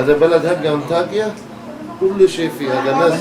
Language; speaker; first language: Arabic; non-native, learner; Turkish